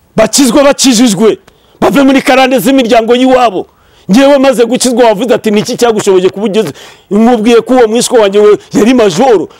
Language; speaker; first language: Kinyarwanda; early bilingual, heritage; Kinyarwanda